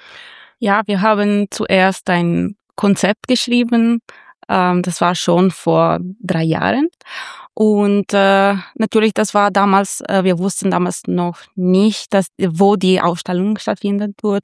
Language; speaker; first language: German; non-native, fluent; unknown